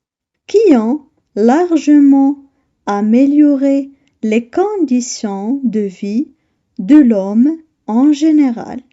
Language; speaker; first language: French; non-native, local second language; Arabic